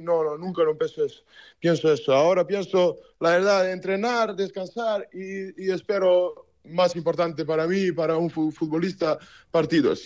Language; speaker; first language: Spanish; non-native, learner; Serbian